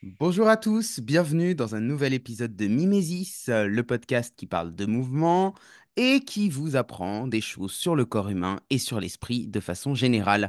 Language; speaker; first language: French; native; French